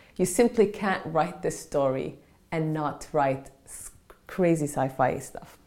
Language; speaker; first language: English; non-native, fluent; Arabic